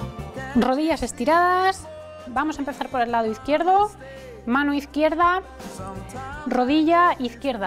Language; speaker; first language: Spanish; native; Spanish